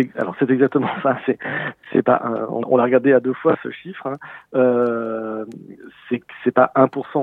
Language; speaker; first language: French; native; French